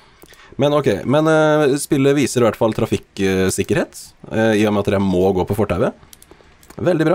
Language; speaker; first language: Norwegian; native; Norwegian